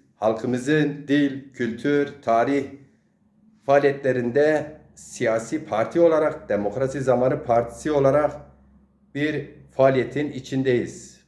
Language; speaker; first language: Turkish; non-native, local second language; Zaza